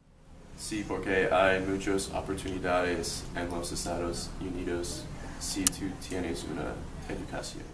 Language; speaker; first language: Spanish; non-native, learner; English